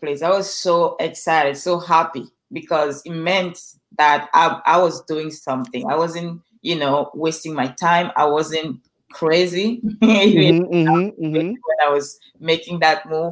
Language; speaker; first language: English; non-native, local second language; French